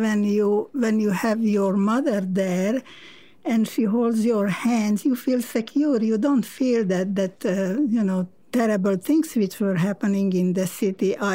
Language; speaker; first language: English; non-native, fluent; Slovak